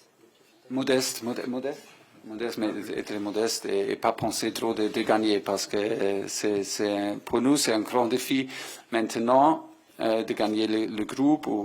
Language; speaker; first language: French; non-native, fluent; German